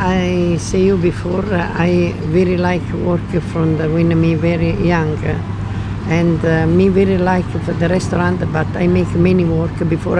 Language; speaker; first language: English; non-native, learner; Italian